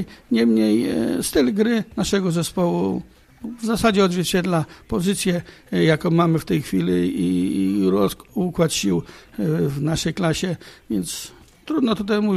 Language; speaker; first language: Polish; native; Polish